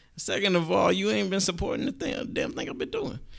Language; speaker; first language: English; native; English